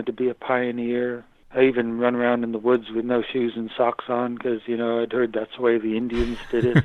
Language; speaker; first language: English; native; English